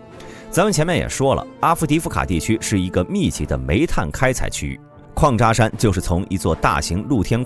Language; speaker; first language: Chinese; native; Chinese